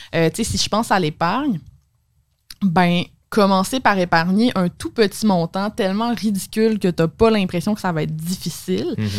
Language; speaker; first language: French; native; French